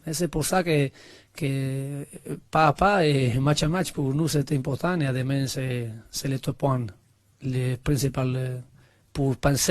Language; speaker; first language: French; non-native, learner; Spanish